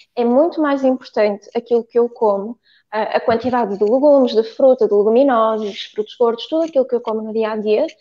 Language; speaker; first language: Portuguese; native; Portuguese